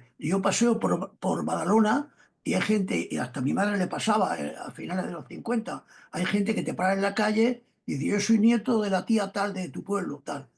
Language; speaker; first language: Spanish; native; Spanish